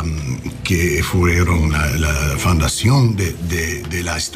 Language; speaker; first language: Spanish; non-native, learner; English